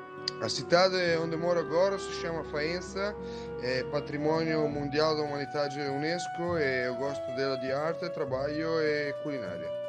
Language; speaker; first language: Portuguese; non-native, fluent; Italian